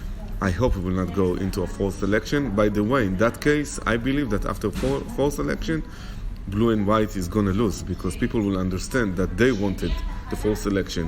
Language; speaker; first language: English; non-native, fluent; Hebrew